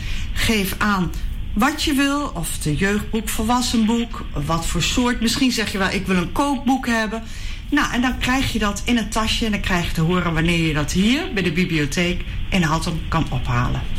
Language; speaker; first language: Dutch; native; Dutch